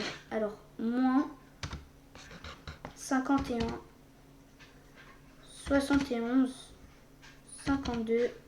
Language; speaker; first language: French; native; French